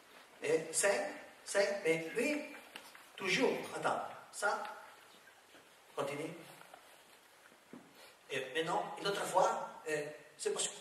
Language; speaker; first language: French; non-native, learner; Spanish